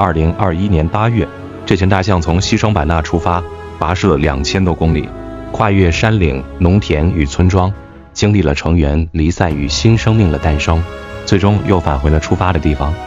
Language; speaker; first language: Chinese; native; Chinese